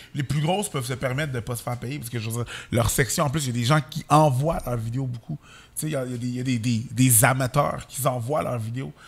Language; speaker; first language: French; early bilingual, other home language; Haitian Creole